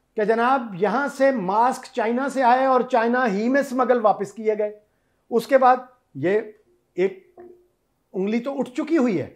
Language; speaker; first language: Urdu; non-native, local second language; Punjabi